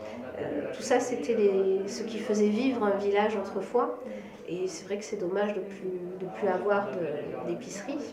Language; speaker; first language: French; native; French